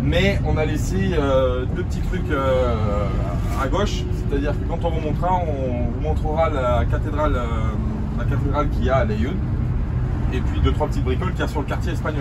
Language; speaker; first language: French; native; French